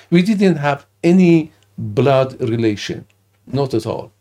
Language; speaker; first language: English; non-native, fluent; Persian